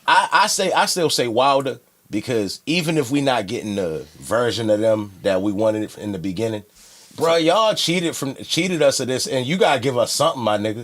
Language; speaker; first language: English; native; English